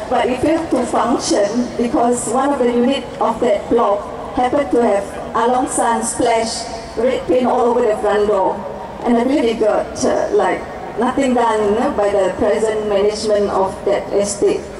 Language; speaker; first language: English; non-native, local second language; Malay